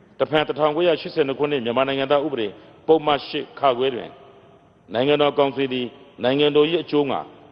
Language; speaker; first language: Burmese; non-native, local second language; Rohingya